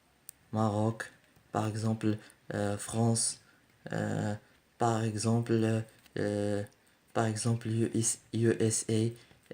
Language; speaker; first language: French; non-native, learner; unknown